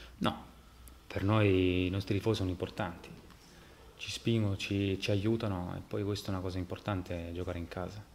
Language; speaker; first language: Italian; non-native, fluent; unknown